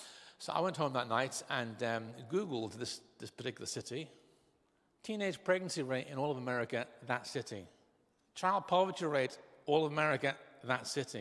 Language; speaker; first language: English; native; English